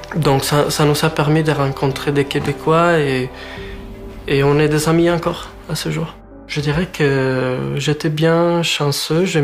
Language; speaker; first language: French; non-native, fluent; Spanish